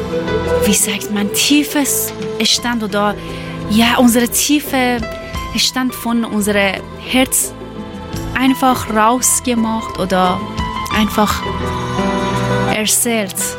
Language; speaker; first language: German; non-native, learner; Persian